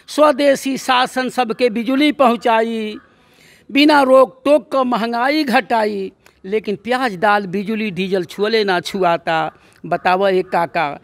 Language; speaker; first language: Hindi; native; Hindi